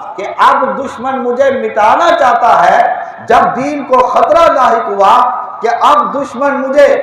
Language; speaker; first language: Urdu; non-native, local second language; Punjabi